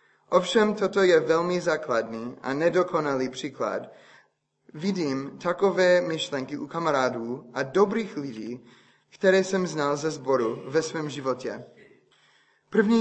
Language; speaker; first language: Czech; non-native, fluent; English